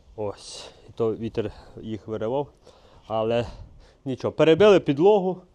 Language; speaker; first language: Ukrainian; native; Ukrainian